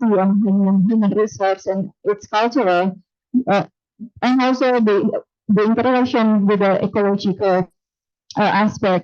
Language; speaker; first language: English; non-native, fluent; Indonesian